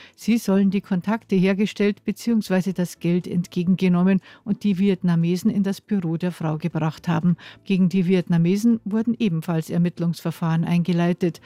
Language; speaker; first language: German; native; German